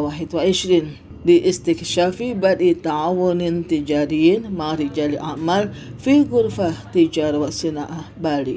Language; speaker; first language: Arabic; non-native, fluent; Indonesian